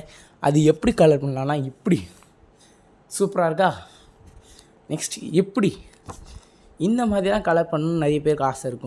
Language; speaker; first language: Tamil; native; Tamil